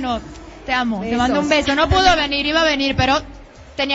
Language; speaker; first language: Spanish; native; Spanish